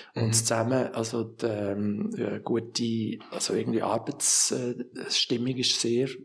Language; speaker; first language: German; native; German